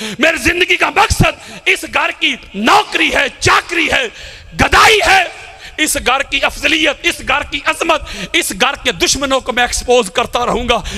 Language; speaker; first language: Urdu; non-native, local second language; Punjabi